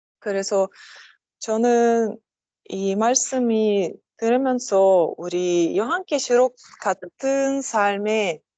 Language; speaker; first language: Korean; non-native, learner; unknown